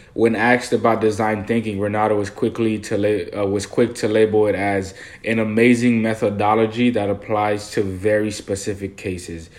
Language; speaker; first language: English; early bilingual, other home language; Haitian Creole